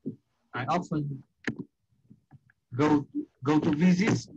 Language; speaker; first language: English; non-native, learner; Vietnamese